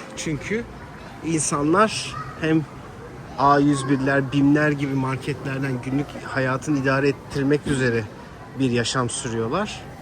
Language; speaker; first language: Turkish; native; Turkish